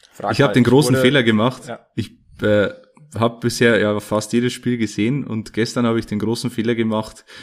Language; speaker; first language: German; native; German